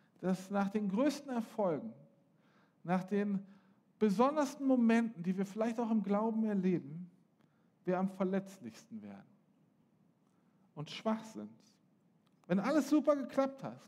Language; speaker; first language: German; native; German